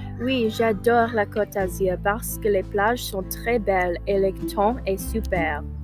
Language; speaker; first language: French; non-native, learner; English